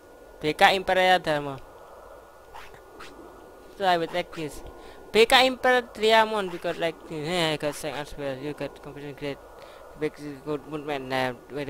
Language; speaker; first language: English; non-native, learner; Indonesian